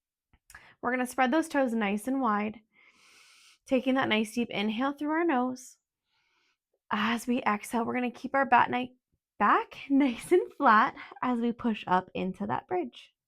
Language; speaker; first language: English; native; English